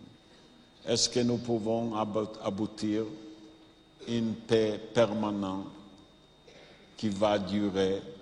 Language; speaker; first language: French; non-native, fluent; Yiddish